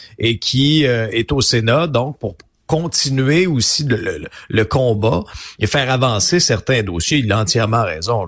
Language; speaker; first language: French; native; French